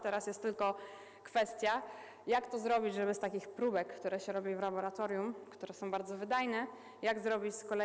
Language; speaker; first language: Polish; native; Polish